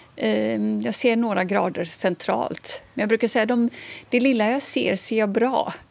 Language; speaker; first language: Swedish; native; Swedish